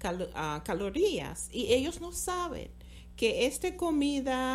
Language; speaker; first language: Spanish; non-native, fluent; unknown